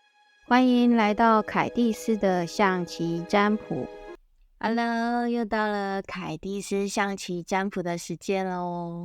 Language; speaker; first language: Chinese; native; Chinese